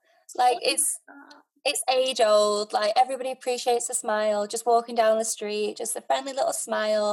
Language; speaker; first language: English; native; English